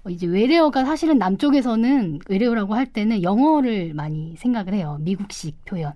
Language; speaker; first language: Korean; native; Korean